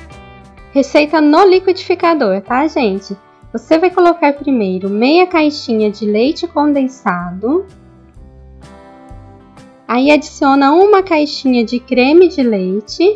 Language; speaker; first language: Portuguese; native; Portuguese